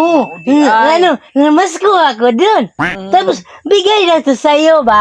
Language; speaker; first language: Filipino; non-native, local second language; Cebuano